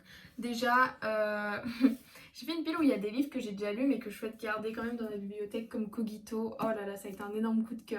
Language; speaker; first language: French; native; French